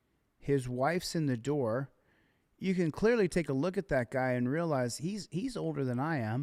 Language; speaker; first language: English; native; English